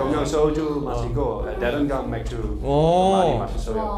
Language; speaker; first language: Korean; non-native, learner; Dutch